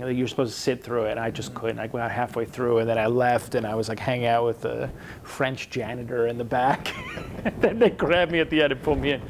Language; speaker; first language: English; native; English